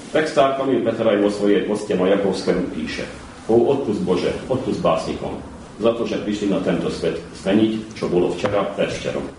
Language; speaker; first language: Slovak; early bilingual, heritage; Slovak